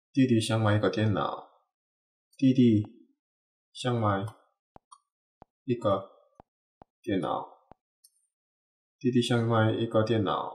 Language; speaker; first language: Chinese; non-native, learner; Korean